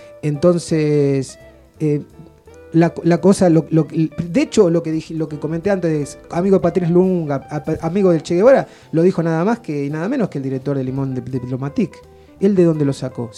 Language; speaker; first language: Spanish; native; Spanish